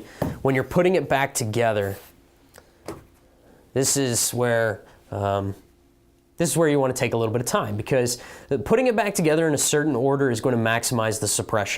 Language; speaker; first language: English; native; English